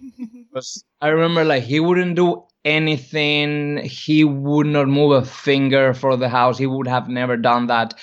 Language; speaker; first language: English; non-native, fluent; Spanish